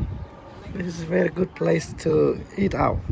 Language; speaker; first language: English; non-native, learner; Vietnamese